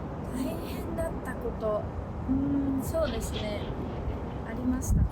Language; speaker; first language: Japanese; native; Japanese